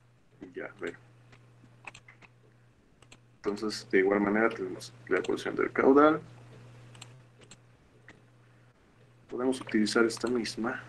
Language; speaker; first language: Spanish; native; Spanish